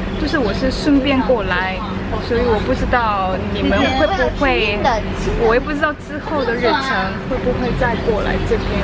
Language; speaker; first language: Chinese; non-native, fluent; Korean